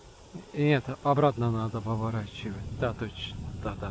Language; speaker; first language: Russian; non-native, learner; Estonian